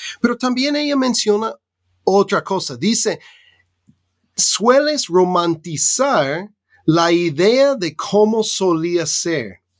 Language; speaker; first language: Spanish; non-native, fluent; English